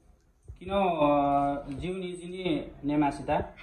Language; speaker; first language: Japanese; non-native, learner; Nepali